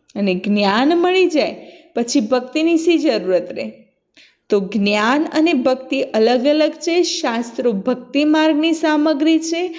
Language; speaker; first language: Hindi; non-native, local second language; Gujarati